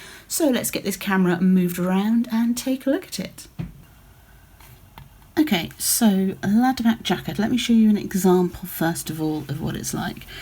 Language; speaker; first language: English; native; English